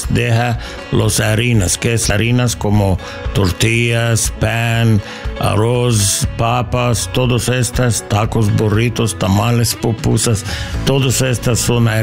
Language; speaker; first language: Spanish; non-native, learner; English